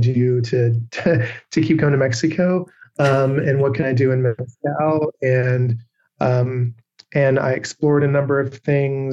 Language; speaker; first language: English; native; English